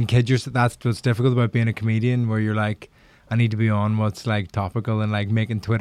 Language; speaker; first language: English; native; English